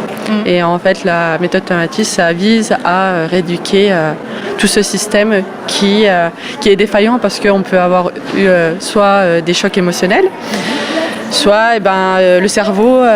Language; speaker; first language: French; native; French